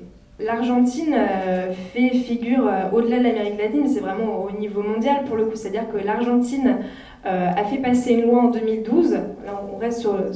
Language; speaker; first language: French; native; French